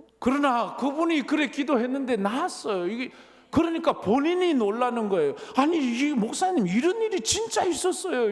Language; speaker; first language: Korean; native; Korean